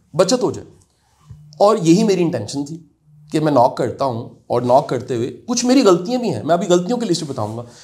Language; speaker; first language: Urdu; non-native, local second language; Punjabi